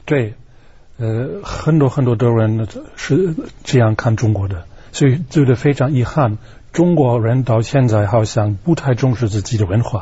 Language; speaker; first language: Chinese; non-native, fluent; German